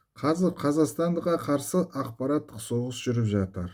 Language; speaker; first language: Kazakh; non-native, local second language; Russian